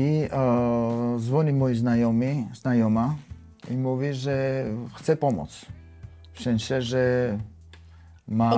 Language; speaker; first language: Polish; non-native, learner; Georgian